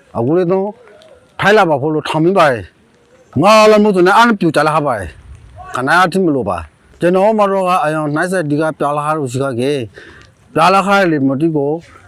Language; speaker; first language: Burmese; native; Burmese